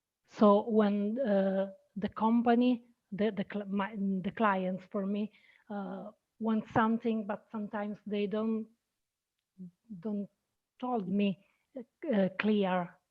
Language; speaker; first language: English; non-native, learner; Italian